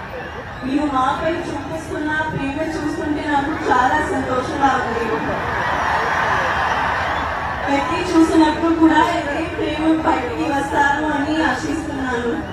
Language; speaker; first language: Telugu; non-native, learner; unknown